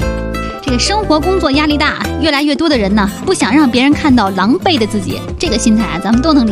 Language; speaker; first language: Chinese; native; Chinese